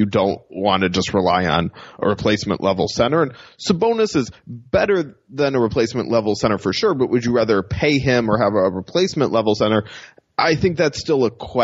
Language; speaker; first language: English; native; English